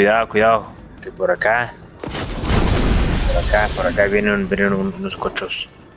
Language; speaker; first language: Spanish; early bilingual, heritage; Spanish